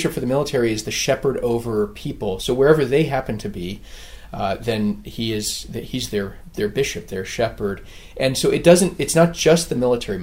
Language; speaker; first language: English; native; English